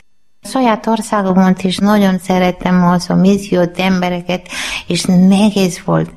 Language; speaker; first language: Hungarian; non-native, learner; Malayalam